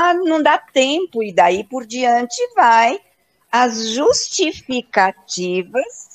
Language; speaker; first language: Portuguese; native; Portuguese